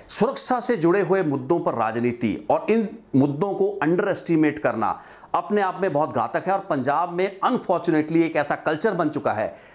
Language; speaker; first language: Hindi; non-native, local second language; Punjabi